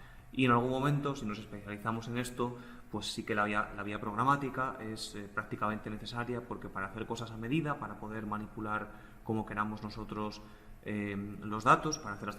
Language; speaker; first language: Spanish; native; Spanish